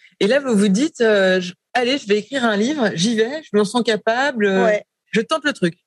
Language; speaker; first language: French; native; French